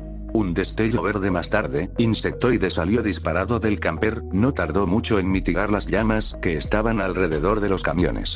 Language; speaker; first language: Spanish; native; Spanish